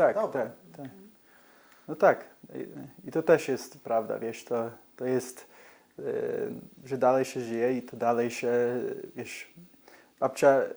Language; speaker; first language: Polish; early bilingual, heritage; English